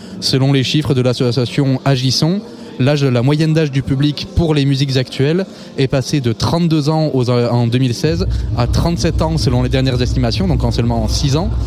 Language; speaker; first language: French; native; French